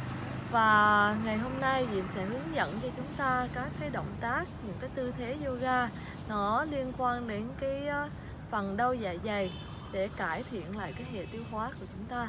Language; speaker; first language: Vietnamese; native; Vietnamese